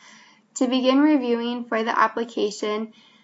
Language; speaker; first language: English; native; English